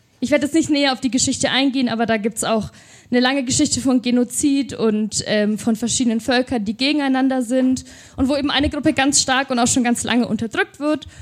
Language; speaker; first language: German; native; German